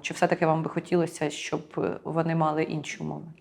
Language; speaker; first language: Ukrainian; native; Ukrainian